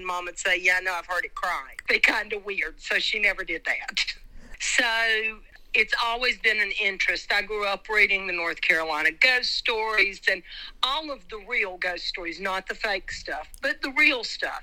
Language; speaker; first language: English; native; English